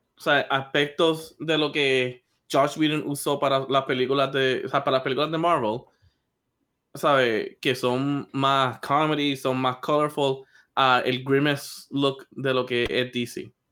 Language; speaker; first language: Spanish; early bilingual, heritage; Spanish